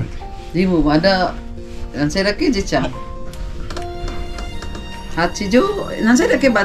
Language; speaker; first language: Japanese; non-native, fluent; Filipino